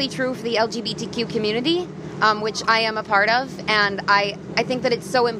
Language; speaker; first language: English; native; English